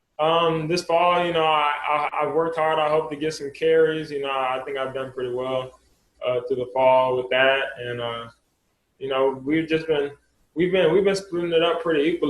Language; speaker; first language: English; native; English